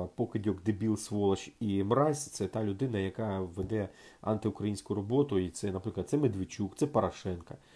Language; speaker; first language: Ukrainian; native; Ukrainian